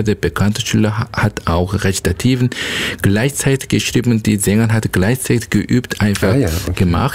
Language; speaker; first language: German; non-native, learner; Korean